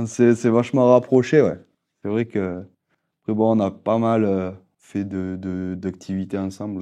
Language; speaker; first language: French; native; French